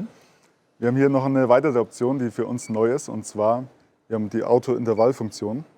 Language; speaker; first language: German; native; German